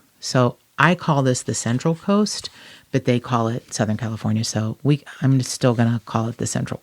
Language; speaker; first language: English; native; English